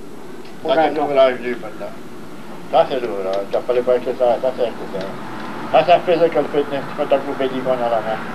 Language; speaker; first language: French; native; French